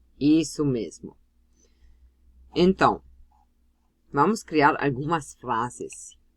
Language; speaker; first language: Portuguese; non-native, fluent; German